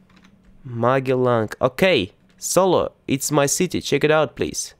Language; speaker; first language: English; non-native, learner; Russian